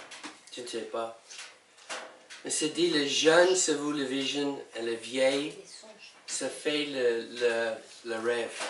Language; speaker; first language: French; non-native, learner; English